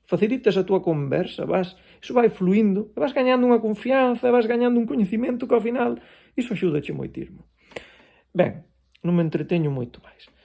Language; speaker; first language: Galician; non-native, local second language; Spanish